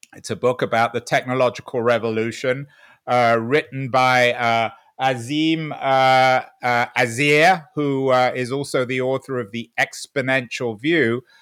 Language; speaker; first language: English; native; English